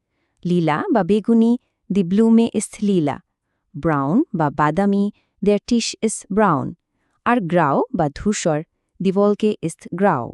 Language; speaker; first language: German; non-native, fluent; Bangla